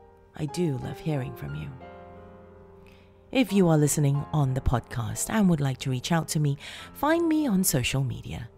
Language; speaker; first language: English; native; English